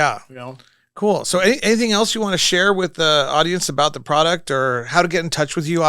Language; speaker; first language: English; native; English